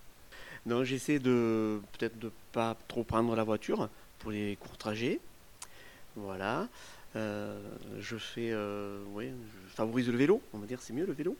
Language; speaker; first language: French; native; French